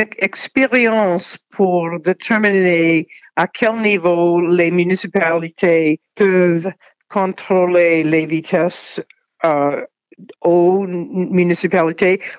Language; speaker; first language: French; non-native, fluent; English